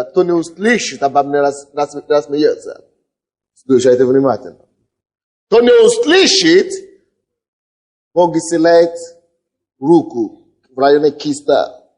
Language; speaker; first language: Russian; non-native, fluent; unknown